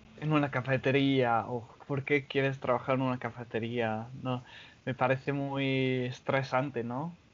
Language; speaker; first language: Spanish; non-native, fluent; English